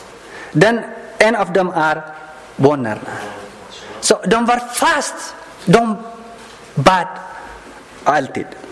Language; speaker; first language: Swedish; non-native, learner; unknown